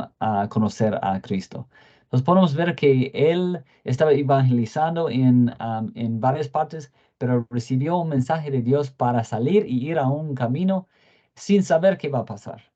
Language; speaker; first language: Spanish; non-native, fluent; English